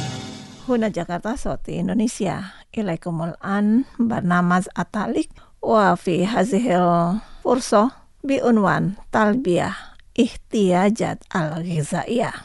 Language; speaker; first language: Arabic; non-native, fluent; Indonesian